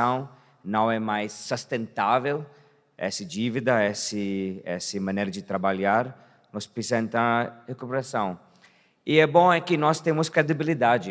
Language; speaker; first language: Portuguese; non-native, fluent; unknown